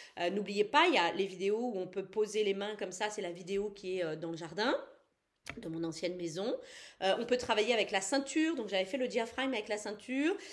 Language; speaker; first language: French; native; French